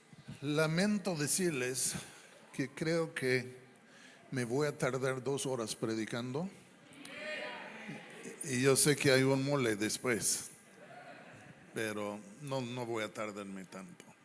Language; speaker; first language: Spanish; non-native, fluent; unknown